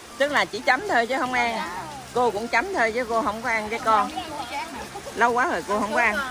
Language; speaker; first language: Vietnamese; early bilingual, heritage; Vietnamese